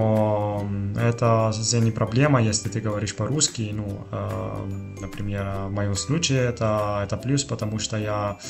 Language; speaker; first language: Russian; non-native, fluent; Italian